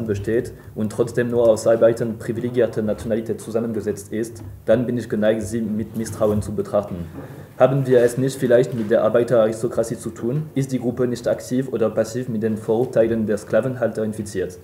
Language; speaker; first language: German; non-native, fluent; French